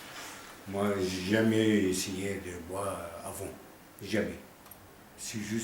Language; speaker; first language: French; non-native, learner; Arabic